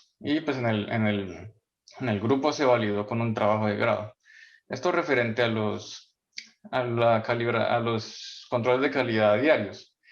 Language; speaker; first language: Spanish; native; Spanish